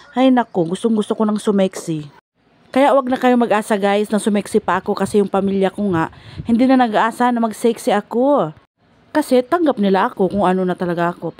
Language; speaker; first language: Filipino; non-native, local second language; Bikol